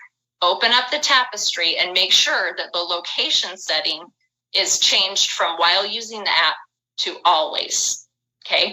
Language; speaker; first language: English; native; English